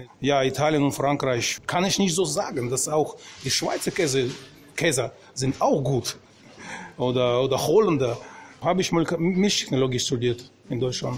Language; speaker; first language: German; non-native, fluent; Russian